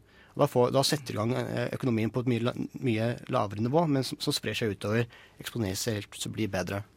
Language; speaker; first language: Norwegian; native; Norwegian